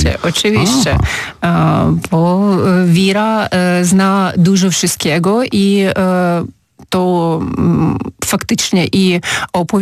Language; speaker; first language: Polish; non-native, fluent; Ukrainian